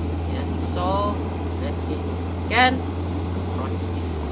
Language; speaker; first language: English; non-native, learner; Indonesian